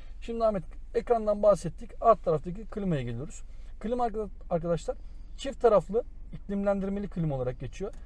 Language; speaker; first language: Turkish; native; Turkish